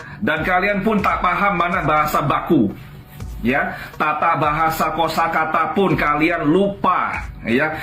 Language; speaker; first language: Indonesian; native; Indonesian